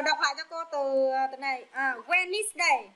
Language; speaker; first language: Vietnamese; native; Vietnamese